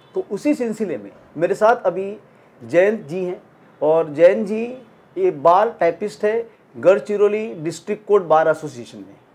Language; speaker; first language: Hindi; non-native, local second language; Marathi